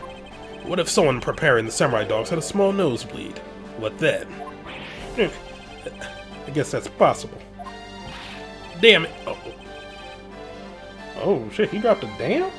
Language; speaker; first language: English; native; English